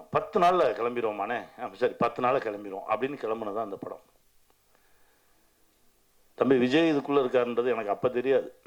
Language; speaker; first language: Tamil; native; Tamil